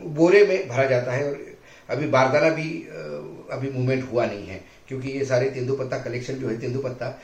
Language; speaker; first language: Hindi; non-native, local second language; Marathi